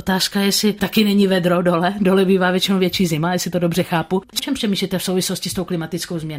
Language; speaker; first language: Czech; native; Czech